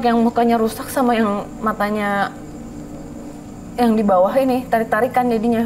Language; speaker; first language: Indonesian; native; Indonesian